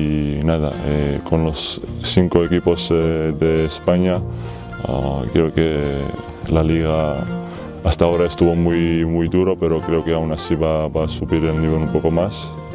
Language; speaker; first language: Spanish; non-native, fluent; Georgian